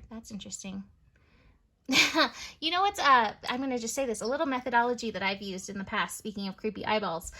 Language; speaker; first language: English; native; English